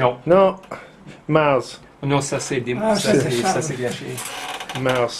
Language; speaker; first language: French; non-native, learner; English